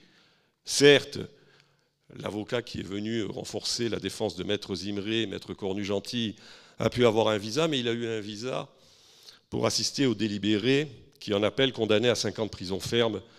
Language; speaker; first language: French; native; French